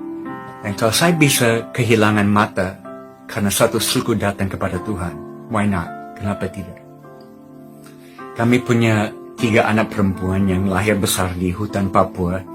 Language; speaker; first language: Indonesian; non-native, fluent; English